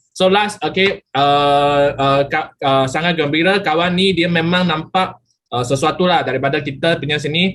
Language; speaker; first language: Malay; native; Malay